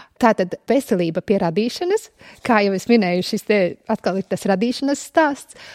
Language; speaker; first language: Latvian; native; Latvian